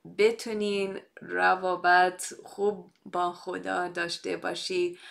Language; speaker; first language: Persian; non-native, fluent; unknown